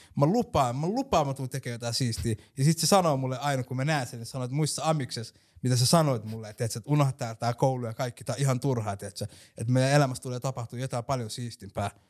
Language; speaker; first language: Finnish; early bilingual, other home language; Somali